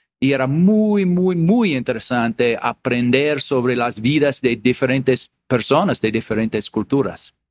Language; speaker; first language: Spanish; non-native, learner; English